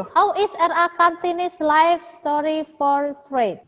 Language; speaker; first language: English; non-native, fluent; Indonesian